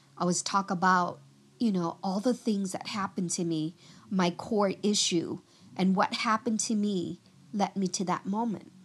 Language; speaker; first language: English; early bilingual, other home language; Vietnamese